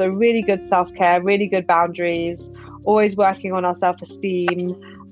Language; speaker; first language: English; native; English